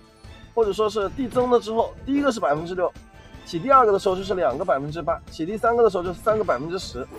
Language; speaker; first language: Chinese; native; Chinese